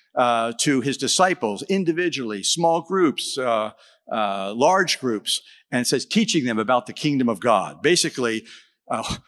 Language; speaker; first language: English; native; English